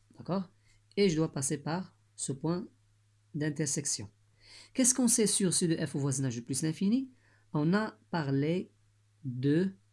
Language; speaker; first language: French; non-native, local second language; Arabic